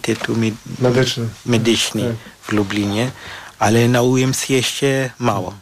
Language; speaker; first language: Polish; non-native, fluent; Shona